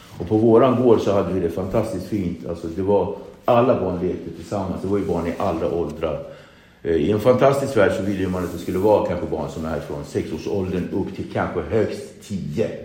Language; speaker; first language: Swedish; early bilingual, other home language; Kabuverdianu